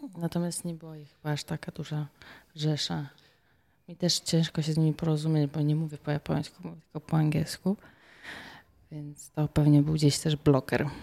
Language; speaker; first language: Polish; native; Polish